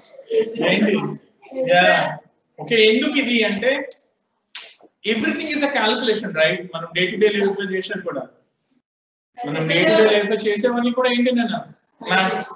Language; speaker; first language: Telugu; native; Telugu